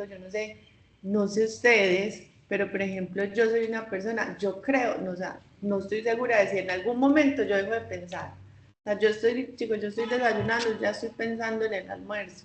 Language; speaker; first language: Spanish; native; Spanish